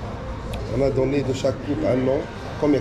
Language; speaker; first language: French; non-native, local second language; Arabic